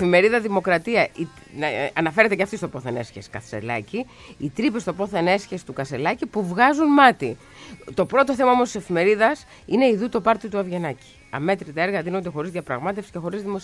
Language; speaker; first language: Greek; native; Greek